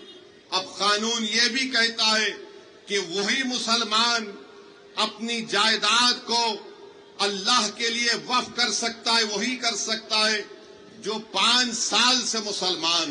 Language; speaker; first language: Urdu; native; Urdu